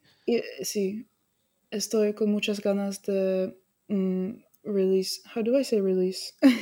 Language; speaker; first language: Spanish; non-native, fluent; English